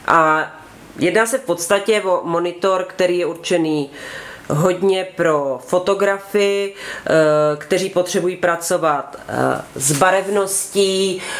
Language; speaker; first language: Czech; native; Czech